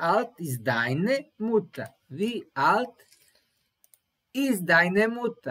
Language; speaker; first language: German; non-native, learner; Serbian